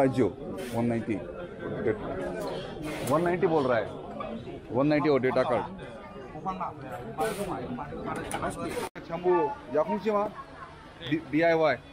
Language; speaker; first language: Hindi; non-native, local second language; Kannada